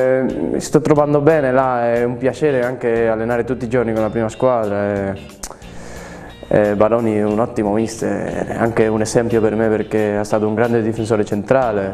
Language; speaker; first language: Italian; non-native, fluent; Spanish